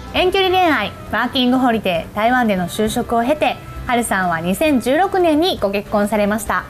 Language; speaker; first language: Japanese; native; Japanese